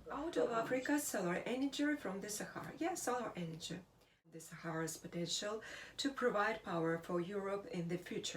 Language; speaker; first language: English; non-native, learner; Russian